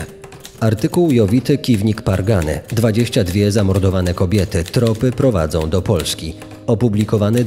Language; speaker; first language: Polish; native; Polish